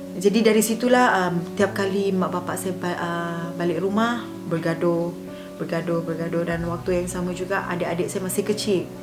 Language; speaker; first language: Malay; non-native, local second language; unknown